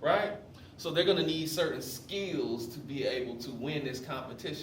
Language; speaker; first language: English; native; English